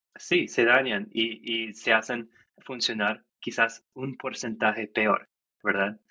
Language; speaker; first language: Spanish; non-native, fluent; English